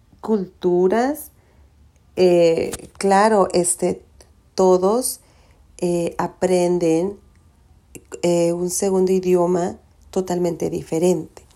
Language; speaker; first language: Spanish; early bilingual, heritage; Spanish